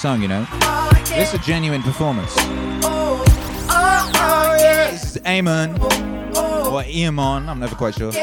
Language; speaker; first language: English; native; English